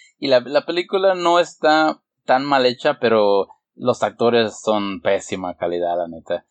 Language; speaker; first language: Spanish; early bilingual, heritage; Spanish